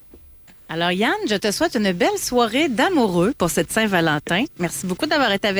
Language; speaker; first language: French; native; French